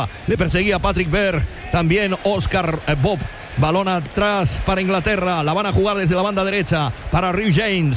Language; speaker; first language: Spanish; native; Spanish